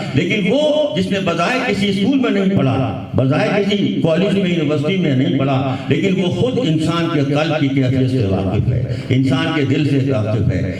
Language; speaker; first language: Urdu; native; Urdu